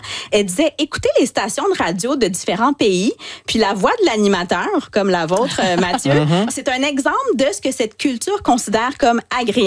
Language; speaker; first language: French; native; French